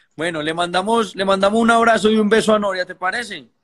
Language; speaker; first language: Spanish; native; Spanish